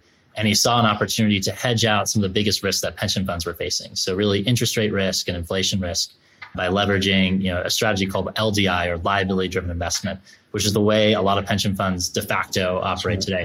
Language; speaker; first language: English; native; English